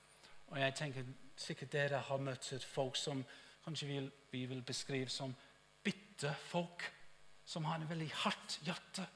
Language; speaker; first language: Norwegian; non-native, fluent; English